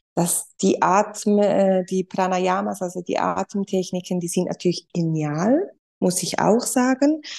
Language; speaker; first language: German; non-native, fluent; Spanish